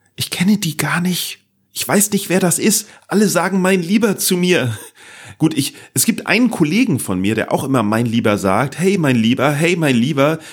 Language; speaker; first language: German; native; German